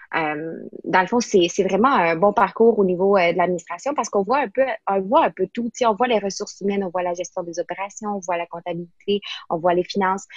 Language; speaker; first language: French; non-native, fluent; Spanish